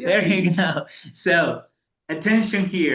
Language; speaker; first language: English; non-native, fluent; Spanish